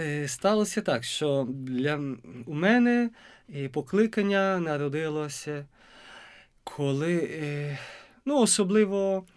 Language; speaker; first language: Ukrainian; non-native, fluent; Italian